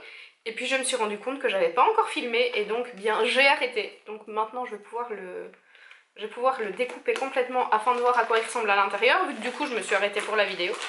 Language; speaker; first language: French; native; French